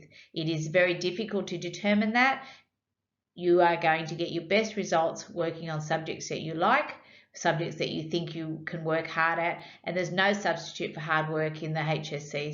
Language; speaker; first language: English; native; English